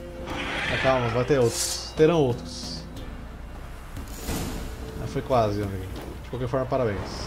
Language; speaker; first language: Portuguese; native; Portuguese